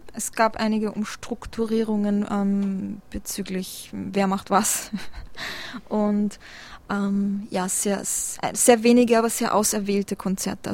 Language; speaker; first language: German; early bilingual, other home language; Polish